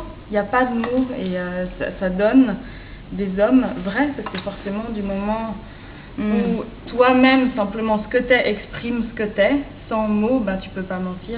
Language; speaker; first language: French; native; French